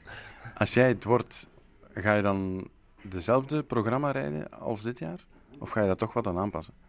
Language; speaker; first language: Dutch; native; Dutch